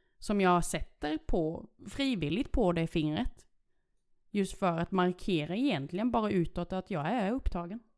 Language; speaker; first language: Swedish; early bilingual, other home language; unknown